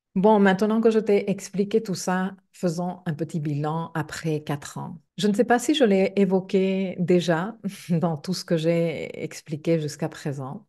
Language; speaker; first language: French; non-native, fluent; Spanish